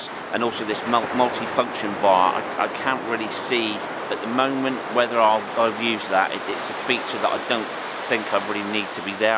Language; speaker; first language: English; native; English